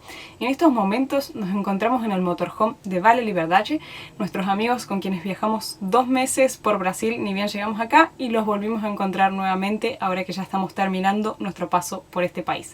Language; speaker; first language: Spanish; native; Spanish